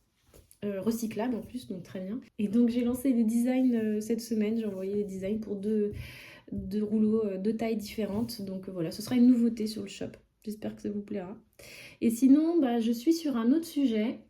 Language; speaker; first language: French; native; French